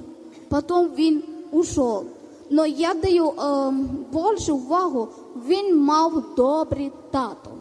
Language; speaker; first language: Ukrainian; non-native, learner; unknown